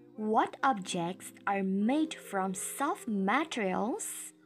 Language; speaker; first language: English; non-native, fluent; Indonesian